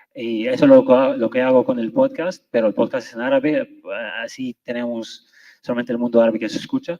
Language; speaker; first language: Spanish; non-native, fluent; Arabic